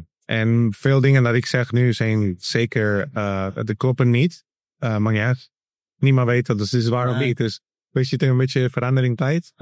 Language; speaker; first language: Dutch; non-native, learner; Spanish